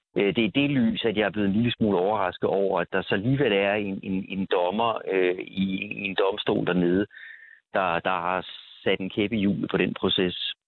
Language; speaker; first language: Danish; native; Danish